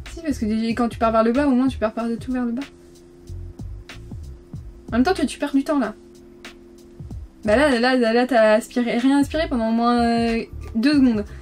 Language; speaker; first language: French; native; French